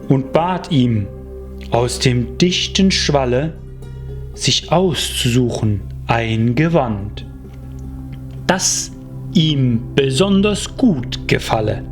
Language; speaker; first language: German; native; German